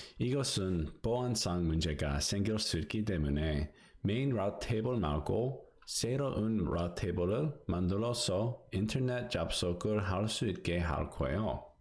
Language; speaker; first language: Korean; non-native, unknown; English